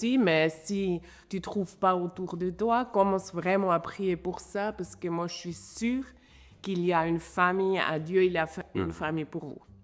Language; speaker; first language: French; non-native, fluent; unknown